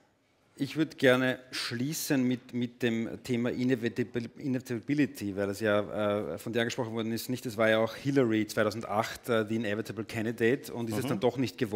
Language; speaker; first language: German; native; German